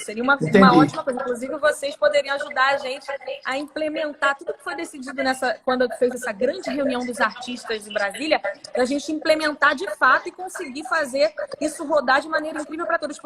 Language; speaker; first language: Portuguese; native; Portuguese